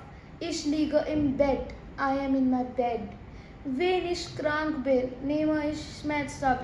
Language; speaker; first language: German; non-native, fluent; Hindi